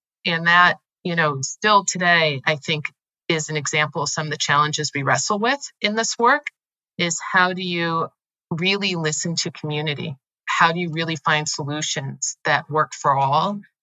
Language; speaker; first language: English; native; English